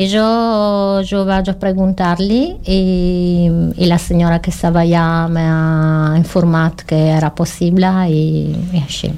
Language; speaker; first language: Catalan; non-native, learner; Italian